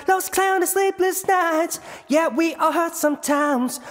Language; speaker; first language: English; early bilingual, other home language; Korean